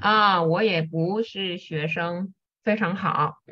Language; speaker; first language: Chinese; non-native, fluent; Vietnamese